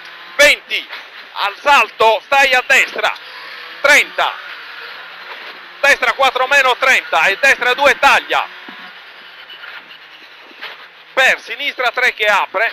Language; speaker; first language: Italian; native; Italian